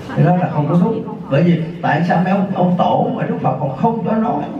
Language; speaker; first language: Vietnamese; native; Vietnamese